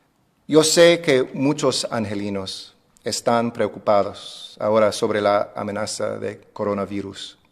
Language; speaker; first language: Spanish; non-native, fluent; English